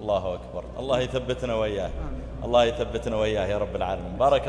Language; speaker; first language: Arabic; native; Arabic